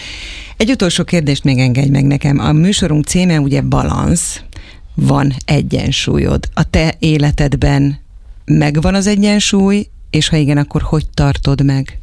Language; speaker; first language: Hungarian; native; Hungarian